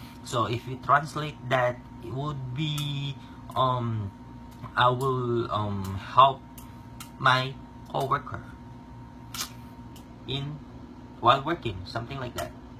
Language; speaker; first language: English; non-native, local second language; Filipino